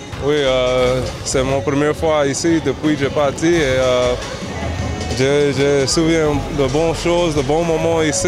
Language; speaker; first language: French; non-native, learner; English